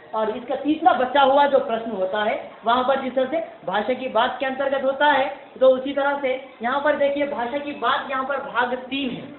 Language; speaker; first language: Hindi; non-native, local second language; Urdu